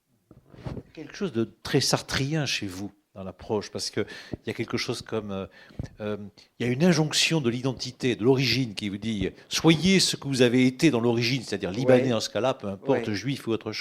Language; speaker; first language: French; native; French